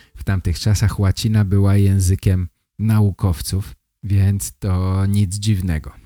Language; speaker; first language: Polish; native; Polish